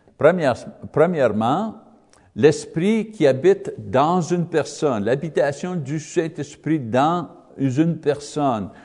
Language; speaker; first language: French; non-native, learner; English